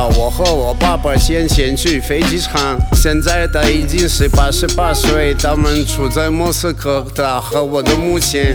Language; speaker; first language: Chinese; non-native, learner; Russian